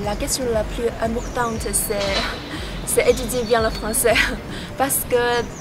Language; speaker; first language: French; non-native, learner; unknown